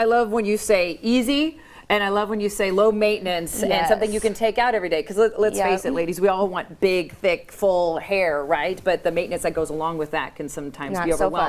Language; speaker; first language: English; native; English